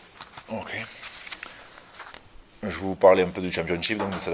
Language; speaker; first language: French; native; French